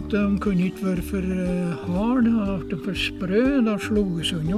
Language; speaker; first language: Norwegian; native; Norwegian